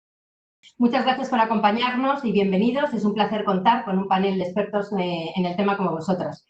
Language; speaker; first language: Spanish; native; Spanish